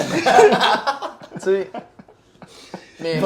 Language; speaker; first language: French; native; French